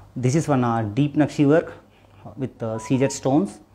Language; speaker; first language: English; non-native, local second language; Telugu